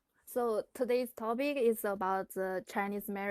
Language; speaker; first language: English; non-native, learner; Chinese